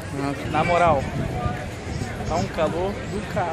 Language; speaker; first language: Portuguese; native; Portuguese